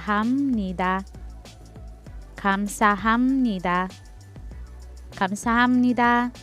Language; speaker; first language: Korean; non-native, learner; Filipino